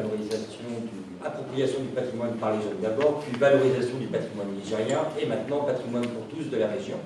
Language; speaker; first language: French; native; French